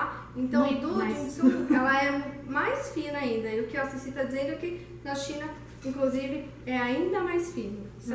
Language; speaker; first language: Portuguese; native; Portuguese